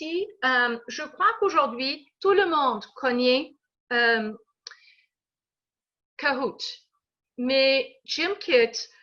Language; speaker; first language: French; non-native, fluent; English